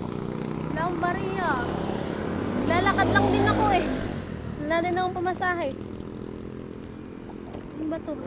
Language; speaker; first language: Filipino; non-native, local second language; Cebuano